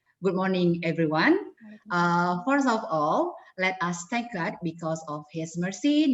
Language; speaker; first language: English; non-native, learner; Indonesian